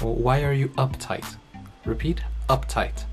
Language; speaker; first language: English; non-native, fluent; Portuguese